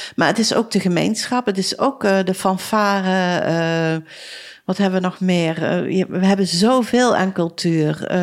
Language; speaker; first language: Dutch; native; Dutch